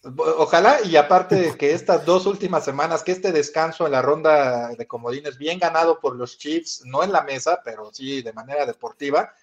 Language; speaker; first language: Spanish; native; Spanish